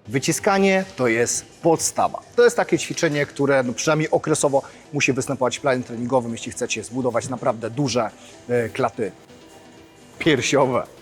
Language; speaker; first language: Polish; native; Polish